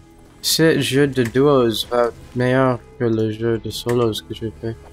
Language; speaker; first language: French; non-native, local second language; English